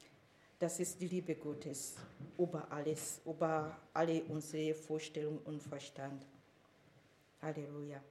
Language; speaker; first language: German; non-native, fluent; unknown